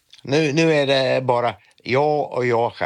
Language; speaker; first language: Swedish; non-native, learner; Dutch